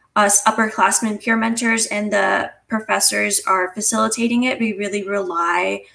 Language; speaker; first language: English; native; English